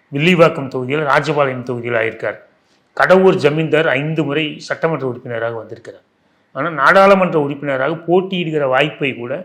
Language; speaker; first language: Tamil; non-native, local second language; Telugu